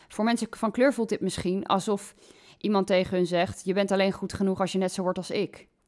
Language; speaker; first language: Dutch; native; Dutch